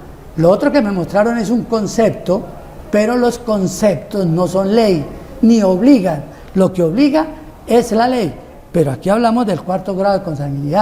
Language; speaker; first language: Spanish; native; Spanish